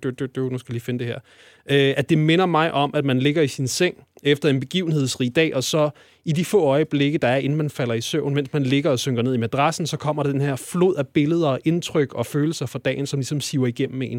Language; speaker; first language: Danish; native; Danish